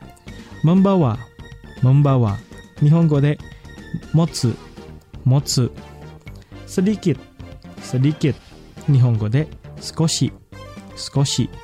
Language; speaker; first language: Japanese; non-native, fluent; Indonesian